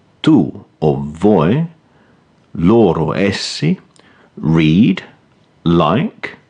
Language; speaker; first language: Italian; non-native, fluent; English